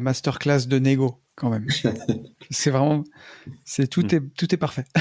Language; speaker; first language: French; native; French